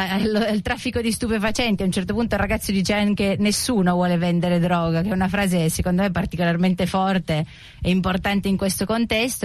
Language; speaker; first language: Italian; native; Italian